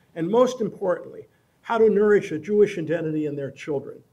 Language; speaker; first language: English; native; English